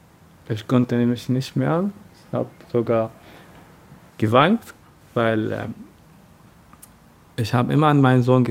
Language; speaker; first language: German; non-native, learner; Arabic